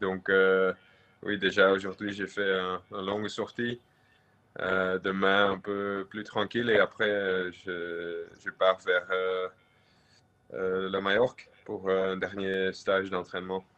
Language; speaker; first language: French; non-native, local second language; Dutch